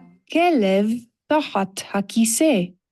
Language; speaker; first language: Hebrew; non-native, learner; English